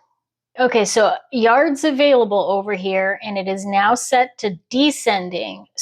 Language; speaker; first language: English; native; English